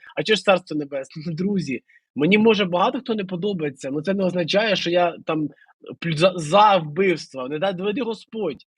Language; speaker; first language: Ukrainian; native; Ukrainian